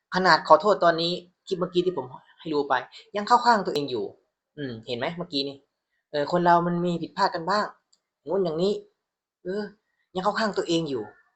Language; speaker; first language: Thai; native; Thai